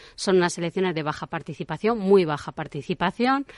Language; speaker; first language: Spanish; native; Spanish